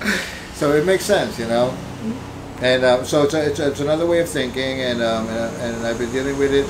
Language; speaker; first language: English; early bilingual, other home language; Spanish